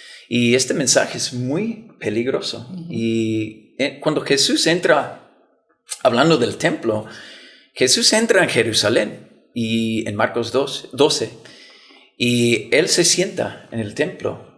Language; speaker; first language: Spanish; non-native, fluent; English